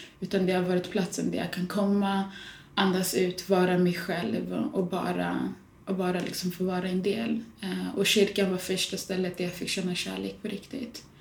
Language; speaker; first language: Swedish; early bilingual, other home language; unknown